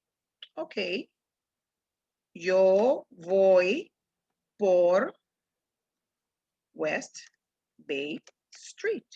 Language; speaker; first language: Spanish; non-native, fluent; English